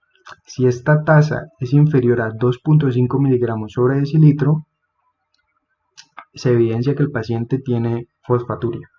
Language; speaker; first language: Spanish; native; Spanish